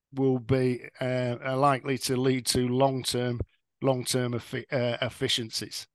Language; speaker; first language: English; native; English